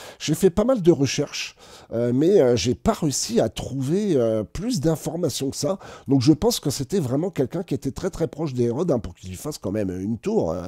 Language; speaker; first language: French; native; French